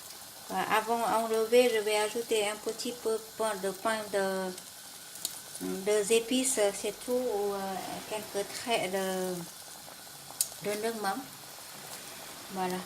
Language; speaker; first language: French; non-native, learner; Vietnamese